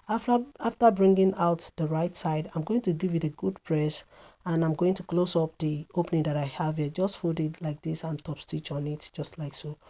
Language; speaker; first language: English; non-native, local second language; Yoruba